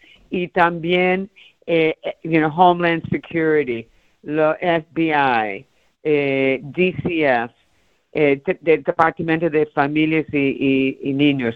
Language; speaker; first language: Spanish; early bilingual, heritage; Spanish